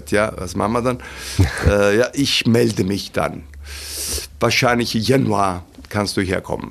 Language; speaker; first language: German; non-native, fluent; Italian